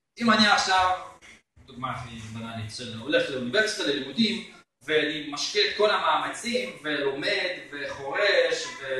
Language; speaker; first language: Hebrew; native; Hebrew